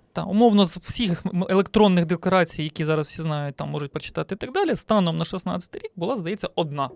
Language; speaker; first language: Ukrainian; native; Ukrainian